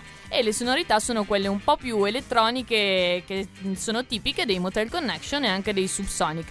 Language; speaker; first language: Italian; native; Italian